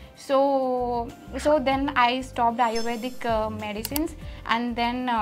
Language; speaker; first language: English; non-native, local second language; Telugu